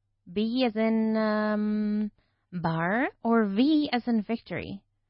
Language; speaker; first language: English; native; English